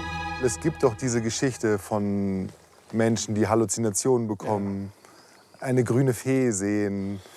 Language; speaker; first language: German; native; German